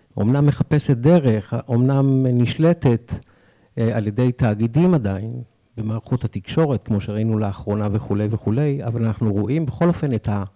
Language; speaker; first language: Hebrew; native; Hebrew